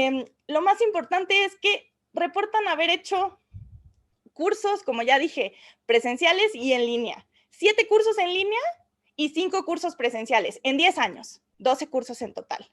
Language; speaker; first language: Spanish; native; Spanish